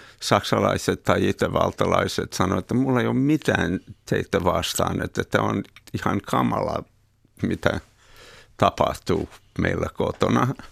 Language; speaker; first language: Finnish; non-native, fluent; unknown